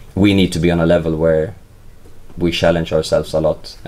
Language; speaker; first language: English; non-native, fluent; Swedish